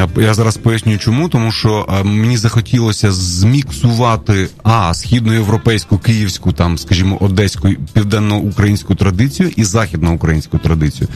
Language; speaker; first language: Ukrainian; non-native, local second language; Russian